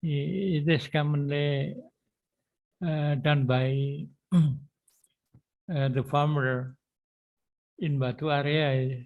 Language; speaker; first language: English; non-native, learner; Indonesian